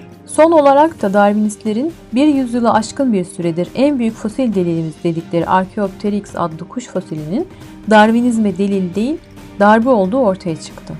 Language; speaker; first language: Turkish; native; Turkish